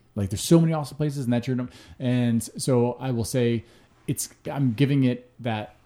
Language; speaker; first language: English; native; English